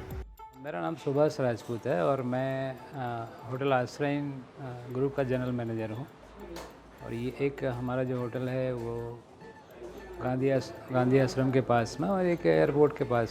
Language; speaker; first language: Hindi; non-native, local second language; Gujarati